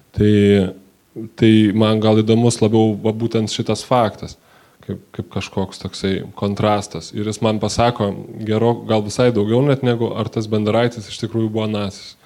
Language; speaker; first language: Lithuanian; native; Lithuanian